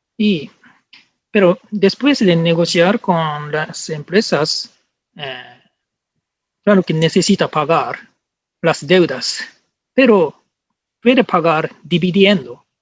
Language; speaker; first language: Spanish; non-native, learner; Japanese